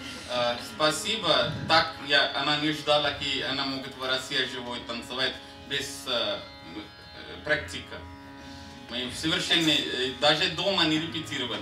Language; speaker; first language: Russian; non-native, fluent; Hindi